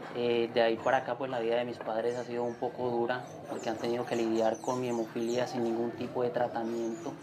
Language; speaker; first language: Spanish; native; Spanish